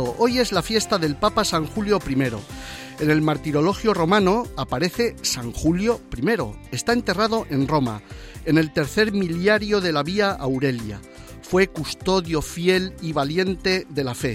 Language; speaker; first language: Spanish; native; Spanish